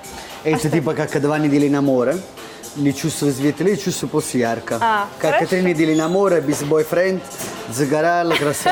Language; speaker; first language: Russian; non-native, learner; Italian